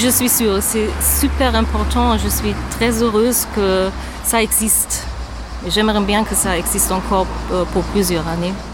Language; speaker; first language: French; non-native, learner; German